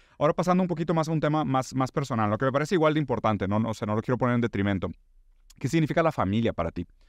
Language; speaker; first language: Spanish; non-native, fluent; Portuguese